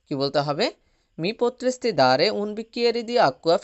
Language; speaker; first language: Italian; non-native, fluent; Bangla